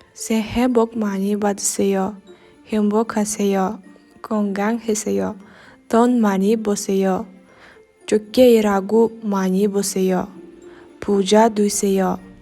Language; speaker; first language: Korean; non-native, fluent; Kazakh